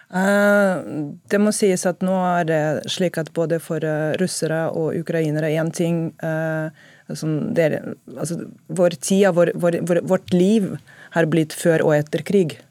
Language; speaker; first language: Norwegian; non-native, fluent; Russian